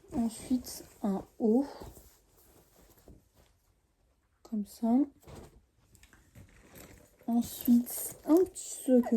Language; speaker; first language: French; native; French